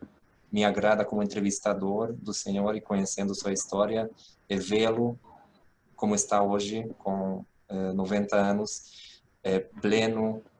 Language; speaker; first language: Portuguese; non-native, fluent; Hungarian